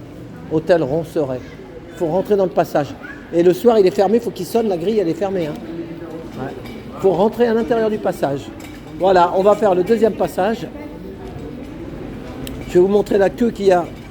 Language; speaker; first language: French; native; French